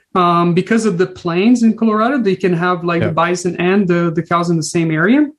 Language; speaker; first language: English; non-native, fluent; Portuguese